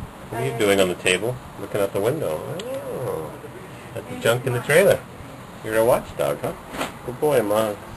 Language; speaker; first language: English; early bilingual, other home language; French